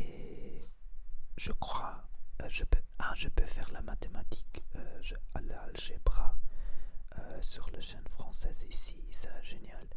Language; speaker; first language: French; non-native, learner; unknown